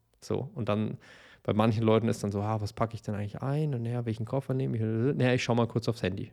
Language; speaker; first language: German; native; German